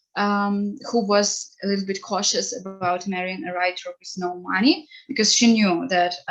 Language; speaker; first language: English; non-native, fluent; Ukrainian